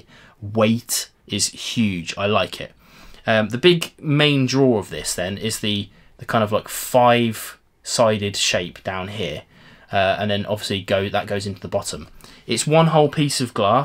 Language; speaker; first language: English; native; English